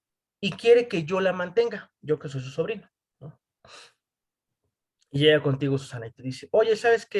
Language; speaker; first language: Spanish; native; Spanish